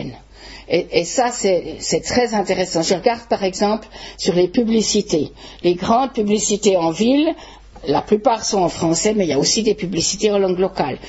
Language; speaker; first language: French; native; French